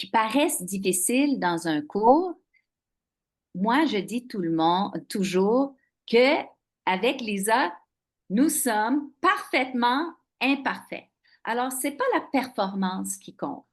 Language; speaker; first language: French; non-native, local second language; English